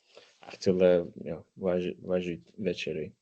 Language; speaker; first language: Czech; non-native, learner; English